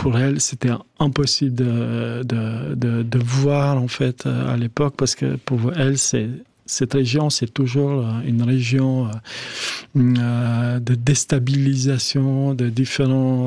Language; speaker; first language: French; non-native, fluent; Albanian